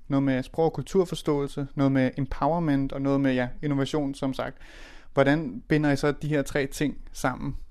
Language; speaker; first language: Danish; native; Danish